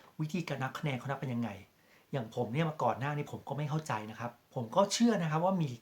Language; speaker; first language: Thai; native; Thai